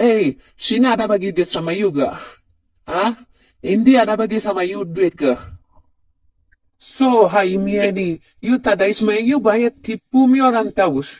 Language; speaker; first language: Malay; non-native, learner; Rohingya